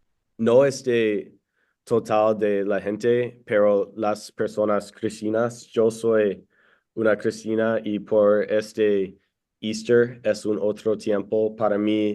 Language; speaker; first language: Spanish; non-native, learner; English